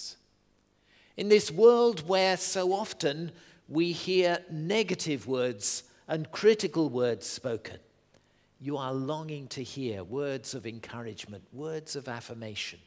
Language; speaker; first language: English; native; English